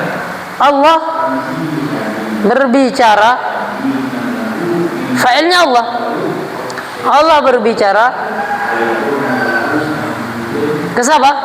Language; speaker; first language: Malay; non-native, local second language; Javanese